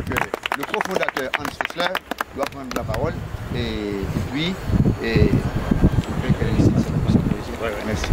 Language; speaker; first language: French; non-native, local second language; Haitian Creole